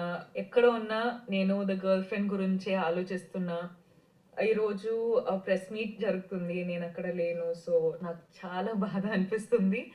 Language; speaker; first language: Telugu; non-native, fluent; Kannada